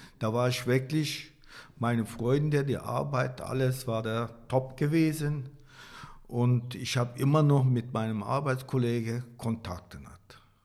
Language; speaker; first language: German; non-native, learner; Turkish